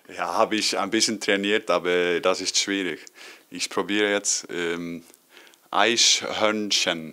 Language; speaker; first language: German; non-native, learner; Icelandic